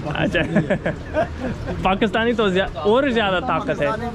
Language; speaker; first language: Hindi; non-native, fluent; English